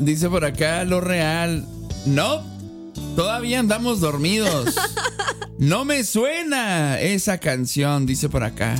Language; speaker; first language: Spanish; native; Spanish